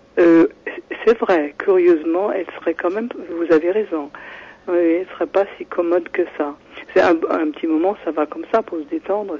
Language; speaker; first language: French; non-native, fluent; German